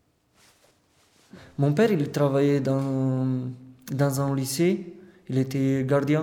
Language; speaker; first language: French; non-native, fluent; Romanian